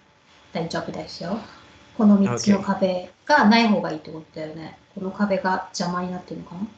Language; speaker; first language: Japanese; native; Japanese